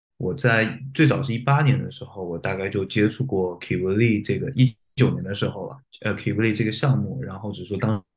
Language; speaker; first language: Chinese; native; Chinese